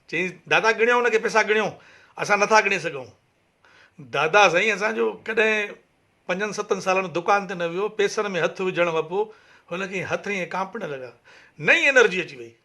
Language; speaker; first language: Sindhi; early bilingual, heritage; Sindhi